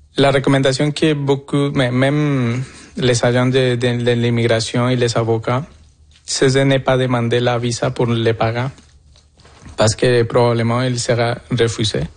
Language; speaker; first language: French; non-native, fluent; Spanish